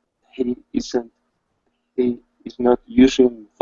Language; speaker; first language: English; non-native, learner; Spanish